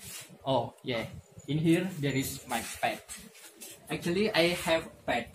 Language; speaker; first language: English; non-native, learner; Indonesian